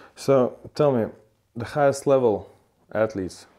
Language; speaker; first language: English; non-native, fluent; Lithuanian